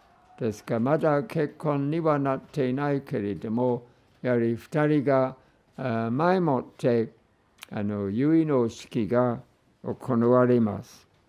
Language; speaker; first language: Japanese; non-native, fluent; English